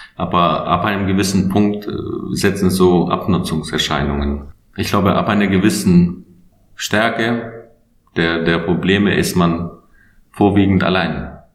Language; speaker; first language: German; non-native, fluent; Albanian